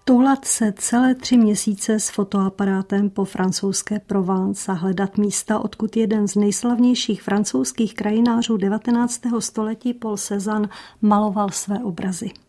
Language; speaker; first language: Czech; native; Czech